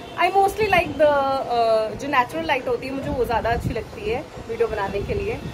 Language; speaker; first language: Hindi; non-native, local second language; Bangla